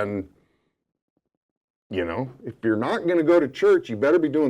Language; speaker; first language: English; native; English